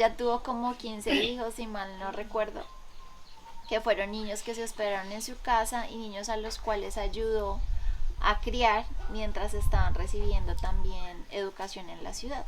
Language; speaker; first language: Spanish; native; Spanish